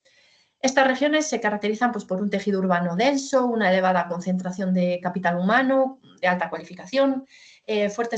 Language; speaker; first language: Spanish; native; Spanish